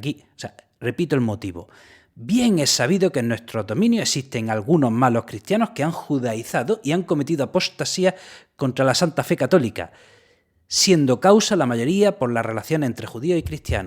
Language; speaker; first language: Spanish; native; Spanish